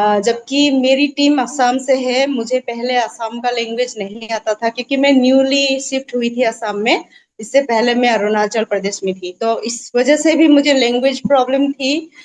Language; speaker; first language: Hindi; non-native, local second language; Assamese